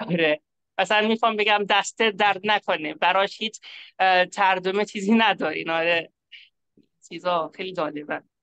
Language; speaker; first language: Persian; non-native, fluent; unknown